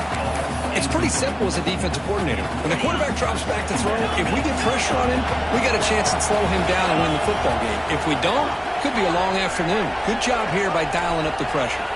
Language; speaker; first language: English; native; English